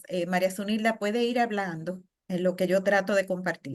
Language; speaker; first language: Spanish; native; Spanish